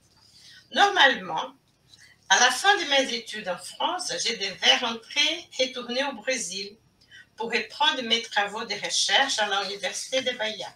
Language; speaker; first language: French; non-native, fluent; Portuguese